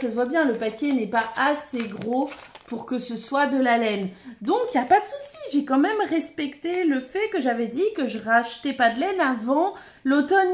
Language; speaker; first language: French; native; French